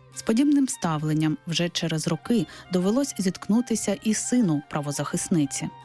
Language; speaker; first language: Ukrainian; native; Ukrainian